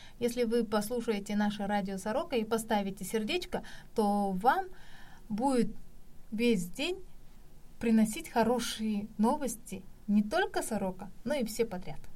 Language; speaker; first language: Russian; non-native, local second language; Kazakh